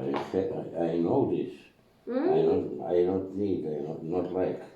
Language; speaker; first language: English; non-native, learner; Croatian